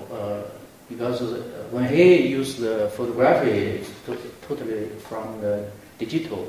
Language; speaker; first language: English; non-native, fluent; Chinese